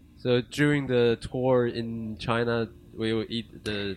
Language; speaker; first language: English; non-native, learner; Chinese